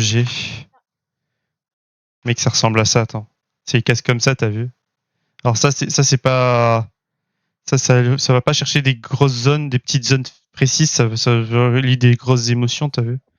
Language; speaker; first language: French; native; French